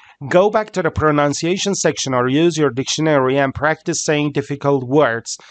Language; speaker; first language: English; non-native, fluent; Persian